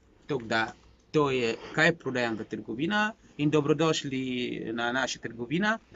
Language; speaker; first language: Slovenian; non-native, learner; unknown